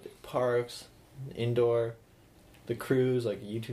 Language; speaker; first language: English; native; English